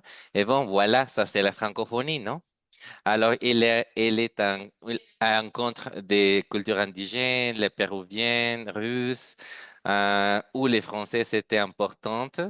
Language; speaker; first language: French; non-native, fluent; Spanish